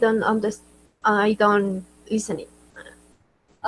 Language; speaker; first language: English; non-native, learner; Spanish